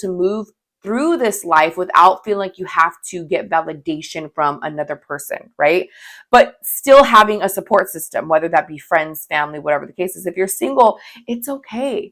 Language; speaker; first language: English; native; English